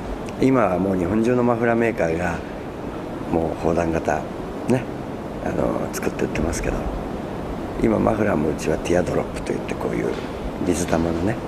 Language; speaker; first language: Japanese; native; Japanese